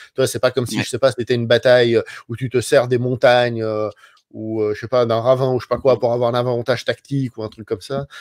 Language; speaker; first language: French; native; French